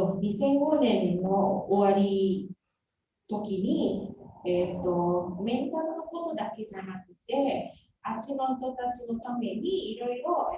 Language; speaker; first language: Japanese; non-native, fluent; Indonesian